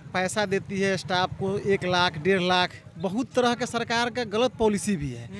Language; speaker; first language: Hindi; native; Hindi